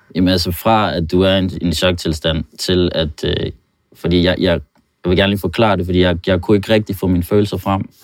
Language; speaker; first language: Danish; non-native, fluent; Norwegian